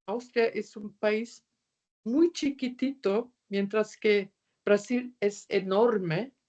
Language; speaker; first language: Spanish; non-native, fluent; German